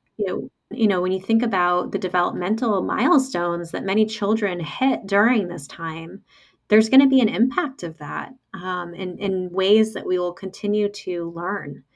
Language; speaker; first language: English; native; English